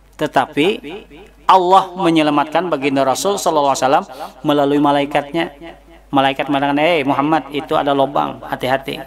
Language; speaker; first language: Indonesian; non-native, local second language; Banjar